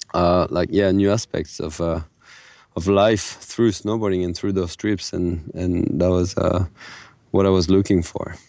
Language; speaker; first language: English; non-native, fluent; French